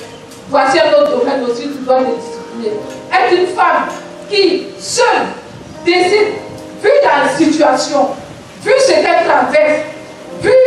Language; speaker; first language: French; non-native, local second language; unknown